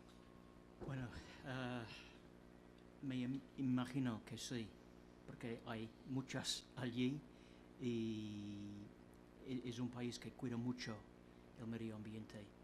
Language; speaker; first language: Spanish; non-native, fluent; English